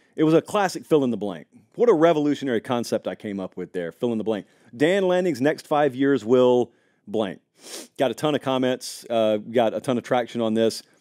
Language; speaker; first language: English; native; English